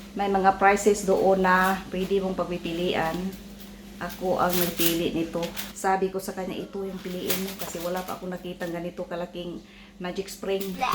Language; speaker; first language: Filipino; non-native, local second language; Cebuano